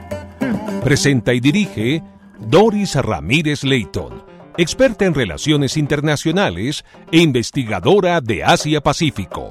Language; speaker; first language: Spanish; native; Spanish